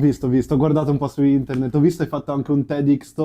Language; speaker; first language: Italian; native; Italian